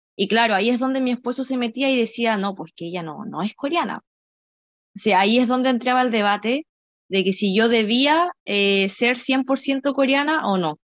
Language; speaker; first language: Spanish; native; Spanish